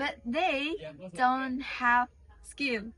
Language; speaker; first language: English; non-native, learner; Indonesian